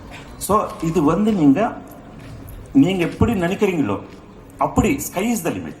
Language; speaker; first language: Tamil; non-native, fluent; Telugu